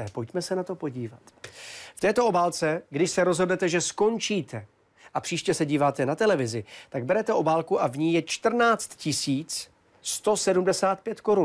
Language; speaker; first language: Czech; native; Czech